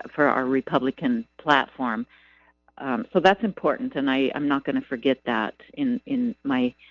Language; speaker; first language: English; native; English